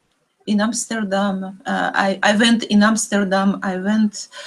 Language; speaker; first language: English; non-native, learner; Russian